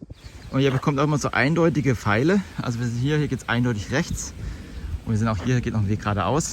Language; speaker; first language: German; native; German